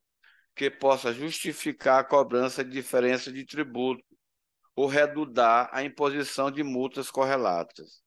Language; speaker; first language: Portuguese; native; Portuguese